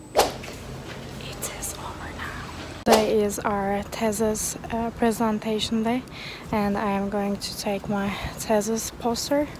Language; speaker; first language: English; non-native, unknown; Turkish